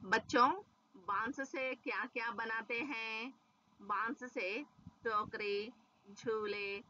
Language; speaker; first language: Hindi; non-native, local second language; Telugu